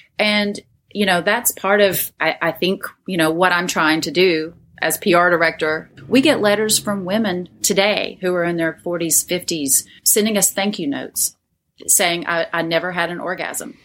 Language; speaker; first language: English; native; English